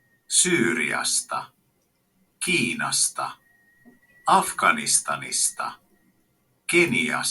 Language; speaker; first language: Finnish; non-native, learner; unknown